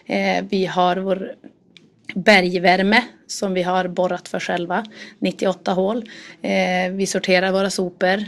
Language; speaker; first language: Swedish; native; Swedish